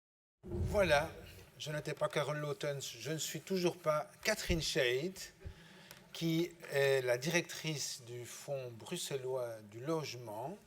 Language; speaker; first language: French; native; French